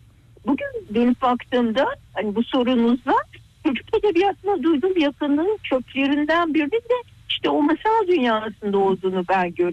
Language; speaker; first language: Turkish; native; Turkish